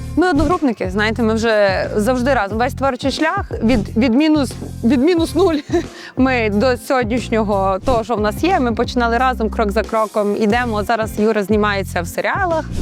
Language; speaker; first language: Ukrainian; native; Ukrainian